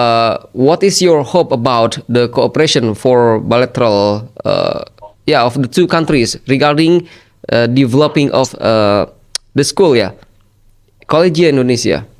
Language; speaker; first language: English; non-native, fluent; Indonesian